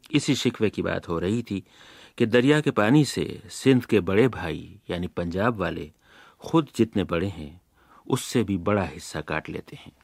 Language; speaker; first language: Urdu; native; Urdu